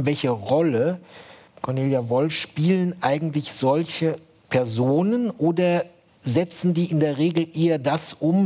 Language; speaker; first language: German; native; German